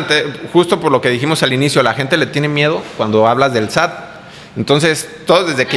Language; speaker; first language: Spanish; native; Spanish